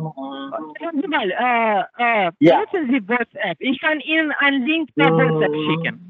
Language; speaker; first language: German; non-native, learner; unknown